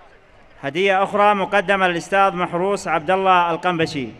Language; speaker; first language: Arabic; native; Arabic